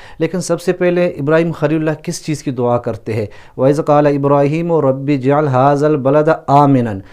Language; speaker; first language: Urdu; non-native, local second language; Baluchi